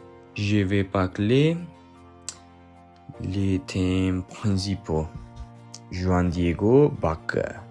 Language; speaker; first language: French; non-native, learner; Spanish